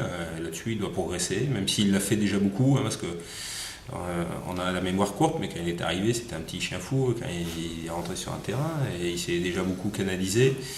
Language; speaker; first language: French; native; French